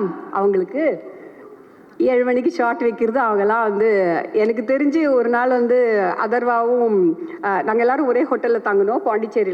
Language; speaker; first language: Tamil; native; Tamil